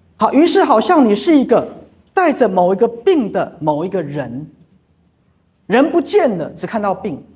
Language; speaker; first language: Chinese; native; Chinese